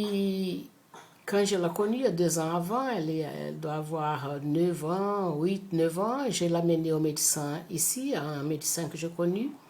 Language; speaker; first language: French; non-native, fluent; Portuguese